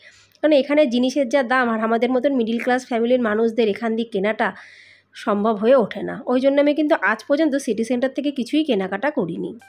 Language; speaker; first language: Bangla; native; Bangla